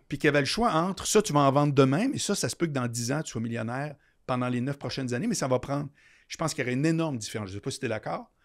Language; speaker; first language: French; native; French